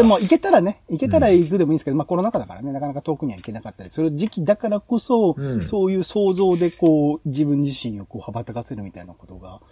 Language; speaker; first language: Japanese; native; Japanese